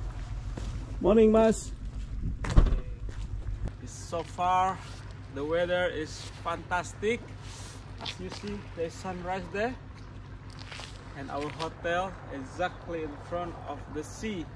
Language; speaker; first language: English; non-native, learner; Indonesian